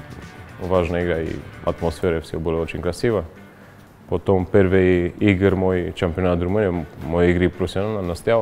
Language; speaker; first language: Russian; non-native, learner; Romanian